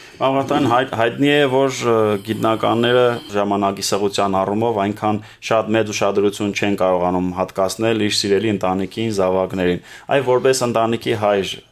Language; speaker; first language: Armenian; native; Armenian